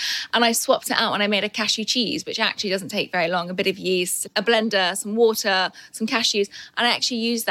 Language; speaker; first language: English; native; English